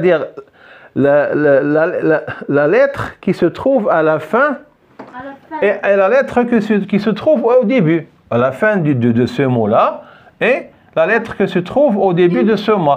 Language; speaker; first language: French; non-native, fluent; Arabic